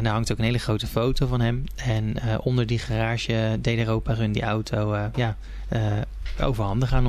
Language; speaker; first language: Dutch; native; Dutch